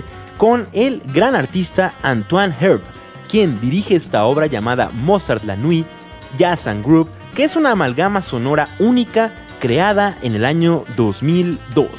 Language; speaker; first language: Spanish; native; Spanish